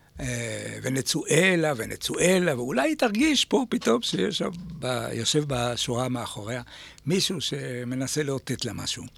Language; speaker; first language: Hebrew; native; Hebrew